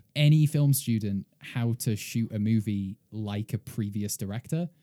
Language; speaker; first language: English; native; English